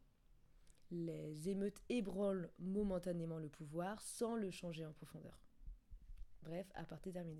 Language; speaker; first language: French; native; French